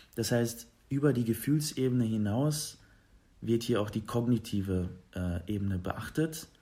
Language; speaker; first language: German; early bilingual, other home language; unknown